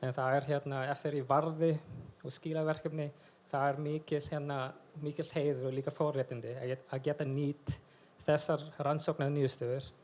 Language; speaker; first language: Icelandic; non-native, fluent; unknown